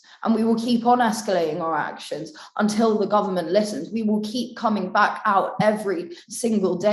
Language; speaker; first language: English; native; English